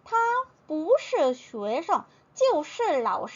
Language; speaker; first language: Chinese; non-native, fluent; Korean